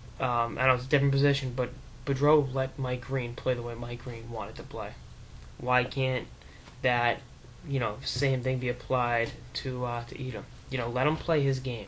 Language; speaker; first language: English; native; English